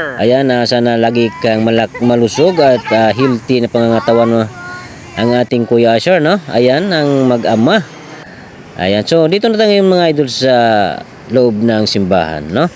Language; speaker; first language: Filipino; non-native, local second language; Cebuano